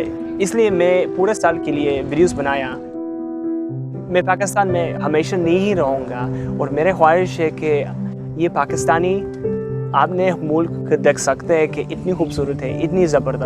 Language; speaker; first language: Hindi; non-native, fluent; English